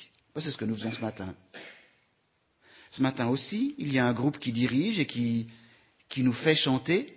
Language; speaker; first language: French; native; French